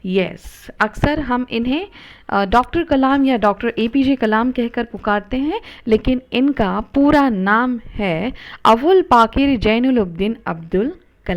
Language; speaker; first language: Hindi; non-native, local second language; Marathi